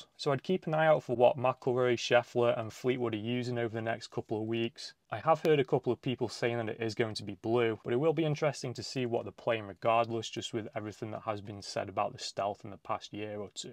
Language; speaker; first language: English; native; English